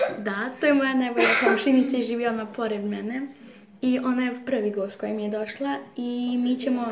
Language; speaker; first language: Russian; non-native, learner; Serbian